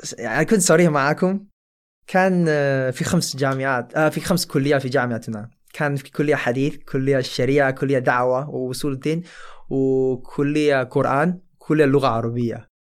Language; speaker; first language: Arabic; non-native, fluent; Chinese